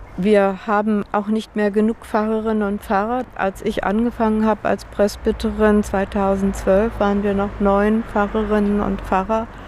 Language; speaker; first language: German; native; German